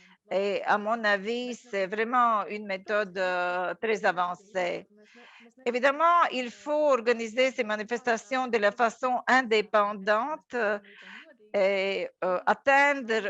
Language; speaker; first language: French; non-native, fluent; Latvian